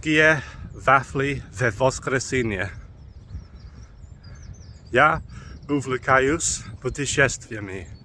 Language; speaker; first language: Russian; non-native, learner; English